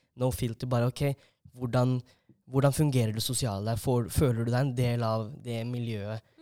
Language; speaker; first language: Norwegian; native; Norwegian